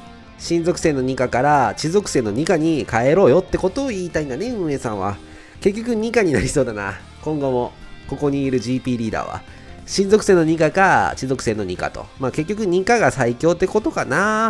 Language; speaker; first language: Japanese; native; Japanese